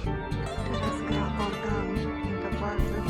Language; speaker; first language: Polish; non-native, learner; Ukrainian